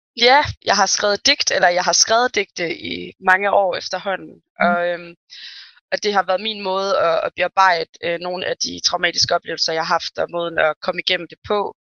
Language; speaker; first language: Danish; early bilingual, other home language; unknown